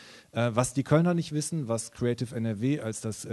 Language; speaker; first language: German; native; German